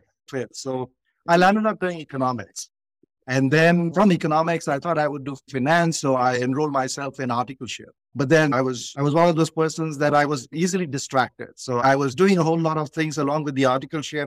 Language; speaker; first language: English; non-native, local second language; Bangla